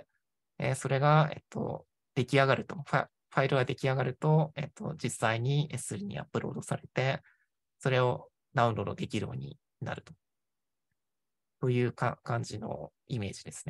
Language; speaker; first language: Japanese; native; Japanese